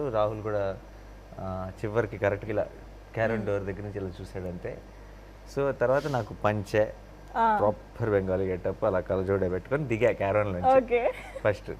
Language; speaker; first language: Telugu; native; Telugu